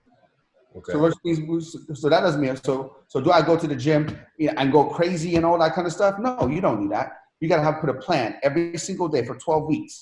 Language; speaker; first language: English; non-native, fluent; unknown